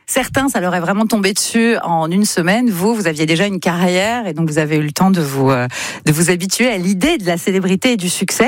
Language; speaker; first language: French; native; French